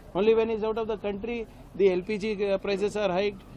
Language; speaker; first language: English; non-native, local second language; Hindi